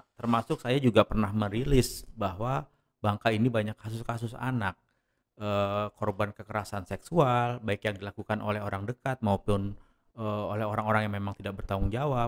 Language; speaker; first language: Indonesian; native; Indonesian